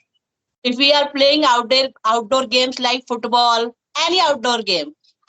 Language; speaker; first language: English; non-native, fluent; Hindi